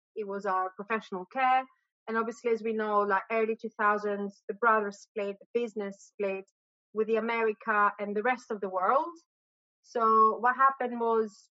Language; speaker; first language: English; non-native, fluent; Greek